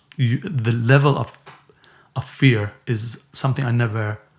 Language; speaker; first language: English; non-native, fluent; Arabic